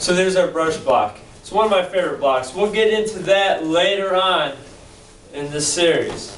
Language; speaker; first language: English; native; English